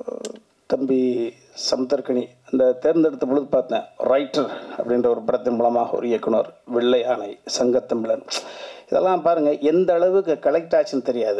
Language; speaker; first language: Tamil; native; Tamil